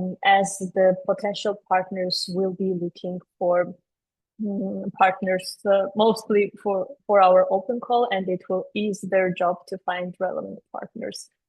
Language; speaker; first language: English; non-native, fluent; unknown